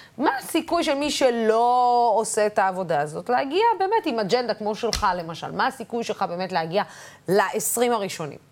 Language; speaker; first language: Hebrew; non-native, local second language; Arabic